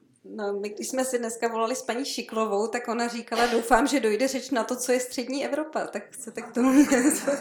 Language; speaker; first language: Czech; native; Czech